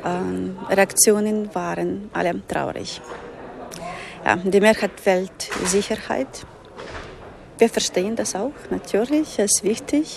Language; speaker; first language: German; non-native, fluent; Ukrainian